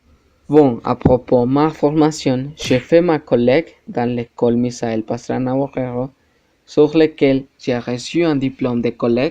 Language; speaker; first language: French; non-native, learner; Spanish